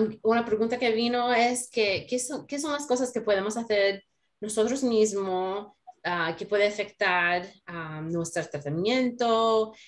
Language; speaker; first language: Spanish; non-native, learner; English